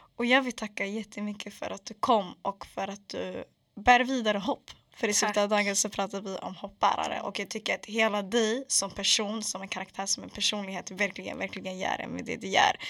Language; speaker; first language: Swedish; early bilingual, other home language; Arabic